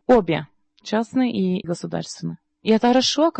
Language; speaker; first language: Russian; non-native, learner; Norwegian